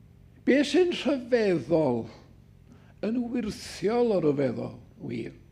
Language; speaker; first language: Welsh; native; Welsh